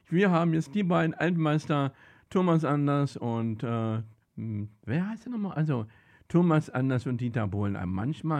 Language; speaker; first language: German; native; German